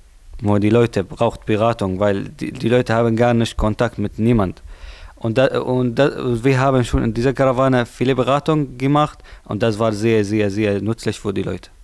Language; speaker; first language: German; non-native, learner; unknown